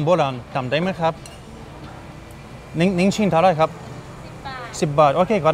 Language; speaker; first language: Thai; non-native, learner; Russian